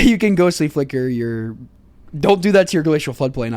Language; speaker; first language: English; native; English